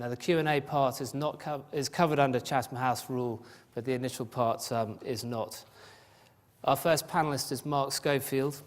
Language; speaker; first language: English; native; English